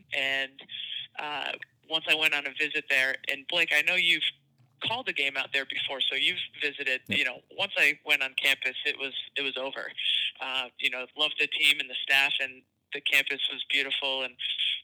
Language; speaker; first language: English; native; English